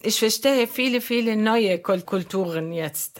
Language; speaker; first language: German; non-native, learner; Arabic